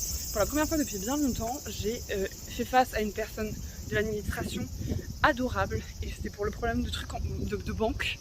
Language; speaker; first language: French; native; French